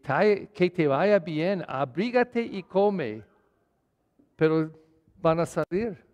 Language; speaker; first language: Spanish; non-native, fluent; English